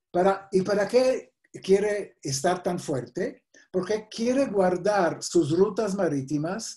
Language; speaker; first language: Spanish; non-native, fluent; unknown